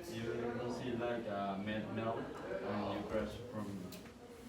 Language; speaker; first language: English; non-native, learner; Spanish